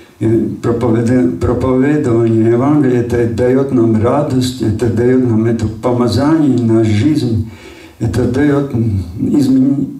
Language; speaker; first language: Russian; non-native, local second language; Latvian